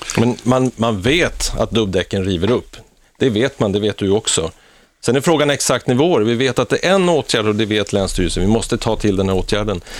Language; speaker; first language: Swedish; native; Swedish